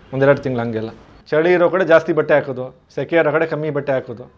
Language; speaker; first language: Kannada; native; Kannada